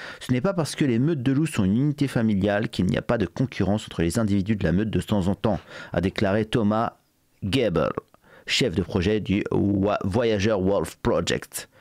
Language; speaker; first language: French; native; French